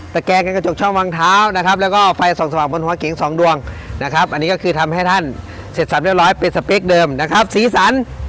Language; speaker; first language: Thai; non-native, local second language; Northeastern Thai